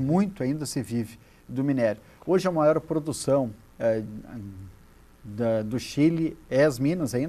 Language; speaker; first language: Portuguese; native; Portuguese